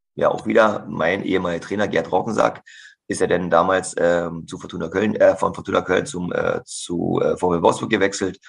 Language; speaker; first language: German; native; German